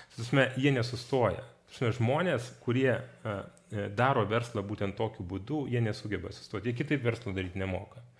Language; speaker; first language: Lithuanian; non-native, fluent; Georgian